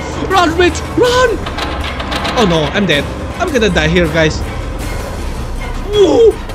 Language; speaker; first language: English; non-native, learner; Indonesian